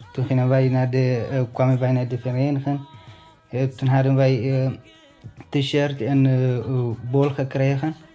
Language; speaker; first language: Dutch; non-native, learner; Tigrinya